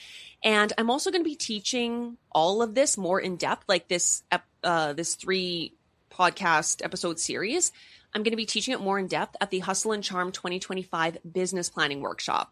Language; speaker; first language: English; native; English